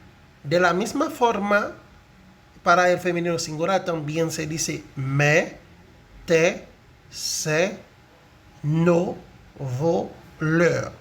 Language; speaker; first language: Spanish; non-native, fluent; Haitian Creole